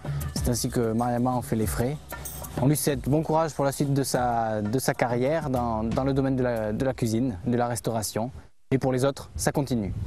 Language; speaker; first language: French; non-native, local second language; Wolof